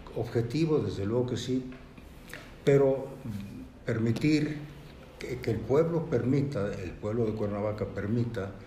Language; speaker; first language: Spanish; native; Spanish